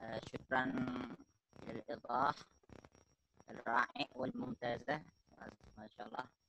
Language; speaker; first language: Arabic; non-native, learner; Indonesian